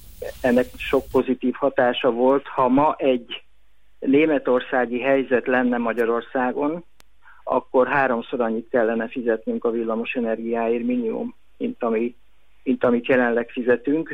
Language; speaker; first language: Hungarian; native; Hungarian